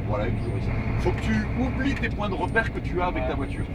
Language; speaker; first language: French; native; French